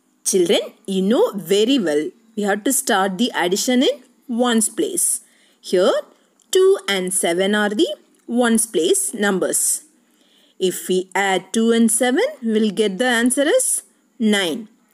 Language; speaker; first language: English; non-native, local second language; Tamil